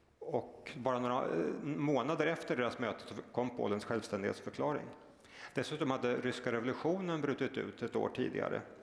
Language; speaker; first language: Swedish; native; Swedish